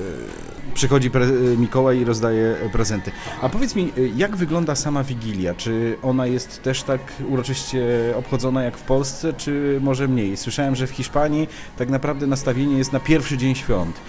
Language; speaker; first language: Polish; native; Polish